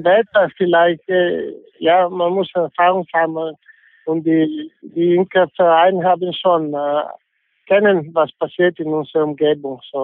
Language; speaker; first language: German; non-native, fluent; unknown